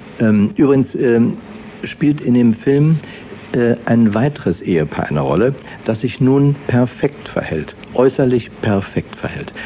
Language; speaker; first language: German; native; German